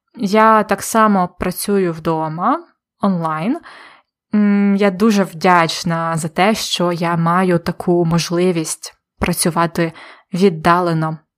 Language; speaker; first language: Ukrainian; native; Ukrainian